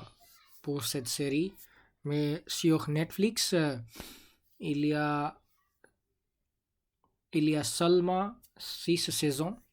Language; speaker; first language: French; non-native, learner; English